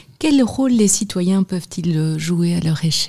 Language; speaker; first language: French; native; French